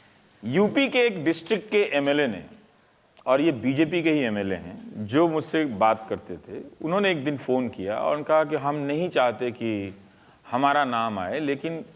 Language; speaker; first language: Hindi; native; Hindi